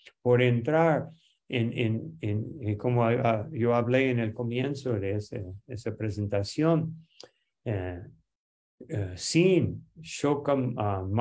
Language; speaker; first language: Spanish; non-native, fluent; English